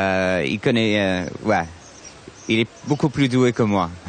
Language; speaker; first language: French; non-native, fluent; English